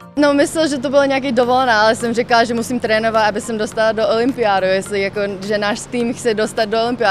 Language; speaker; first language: Czech; non-native, local second language; English